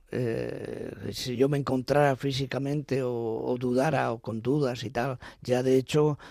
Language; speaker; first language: Spanish; native; Spanish